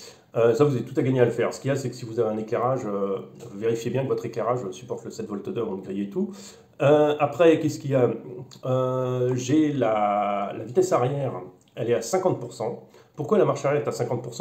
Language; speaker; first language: French; native; French